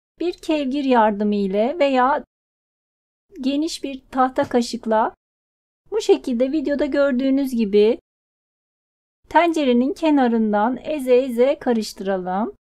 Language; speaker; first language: Turkish; native; Turkish